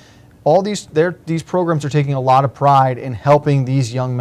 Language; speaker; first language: English; native; English